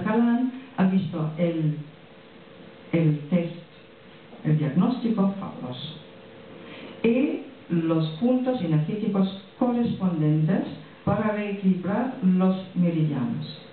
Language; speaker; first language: Spanish; non-native, fluent; French